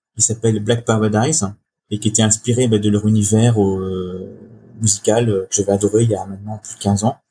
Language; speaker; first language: French; native; French